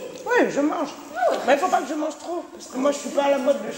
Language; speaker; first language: French; native; French